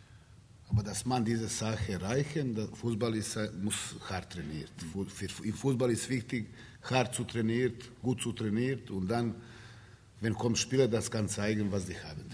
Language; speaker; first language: German; non-native, learner; Serbian